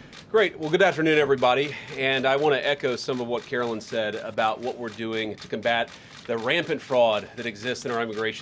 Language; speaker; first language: English; native; English